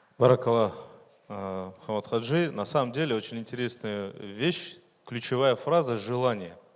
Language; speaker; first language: Russian; native; Russian